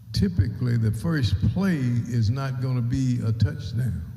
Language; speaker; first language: English; native; English